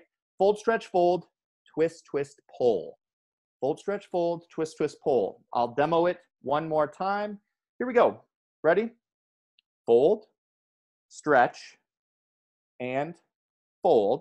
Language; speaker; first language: English; native; English